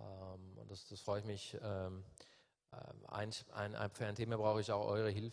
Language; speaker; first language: German; non-native, fluent; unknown